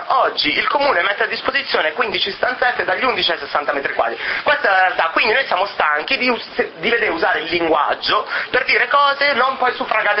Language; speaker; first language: Italian; native; Italian